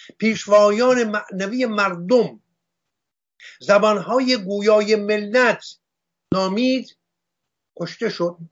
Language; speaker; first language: Persian; non-native, local second language; Armenian